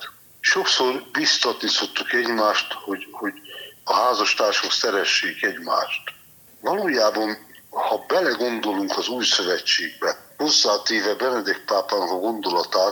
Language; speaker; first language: Hungarian; native; Hungarian